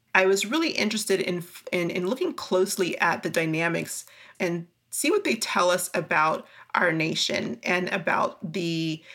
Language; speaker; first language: English; native; English